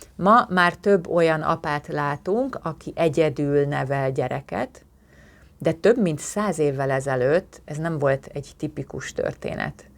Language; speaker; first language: Hungarian; native; Hungarian